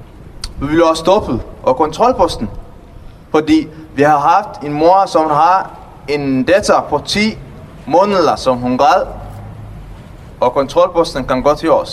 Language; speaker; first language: Danish; non-native, learner; Tigrinya